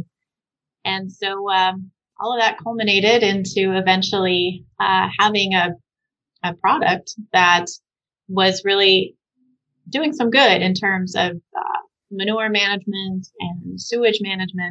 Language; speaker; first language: English; native; English